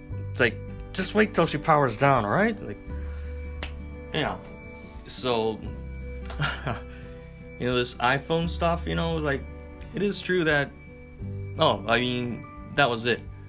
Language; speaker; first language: English; non-native, fluent; Japanese